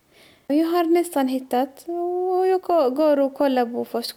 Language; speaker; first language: Swedish; non-native, learner; Arabic